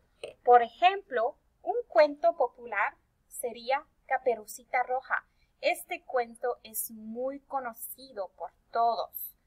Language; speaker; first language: Spanish; early bilingual, heritage; Spanish